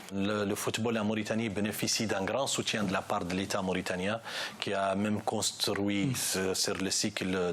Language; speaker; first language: French; non-native, local second language; Arabic